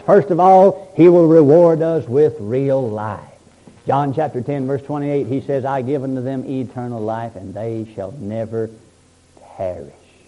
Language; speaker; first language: English; native; English